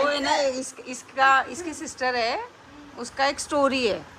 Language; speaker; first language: Hindi; non-native, local second language; Marathi